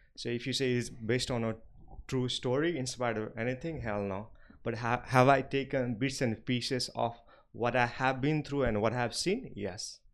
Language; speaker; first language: English; non-native, local second language; Nepali